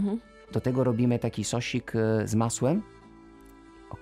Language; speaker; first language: Polish; non-native, fluent; Italian